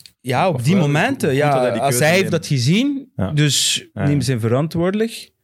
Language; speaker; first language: Dutch; non-native, fluent; Portuguese